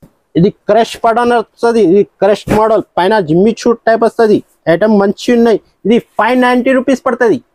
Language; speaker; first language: Telugu; non-native, local second language; Urdu